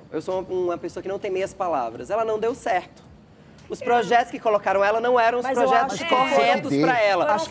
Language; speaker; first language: Portuguese; native; Portuguese